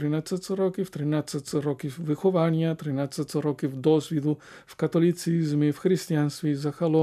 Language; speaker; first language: Ukrainian; non-native, fluent; Spanish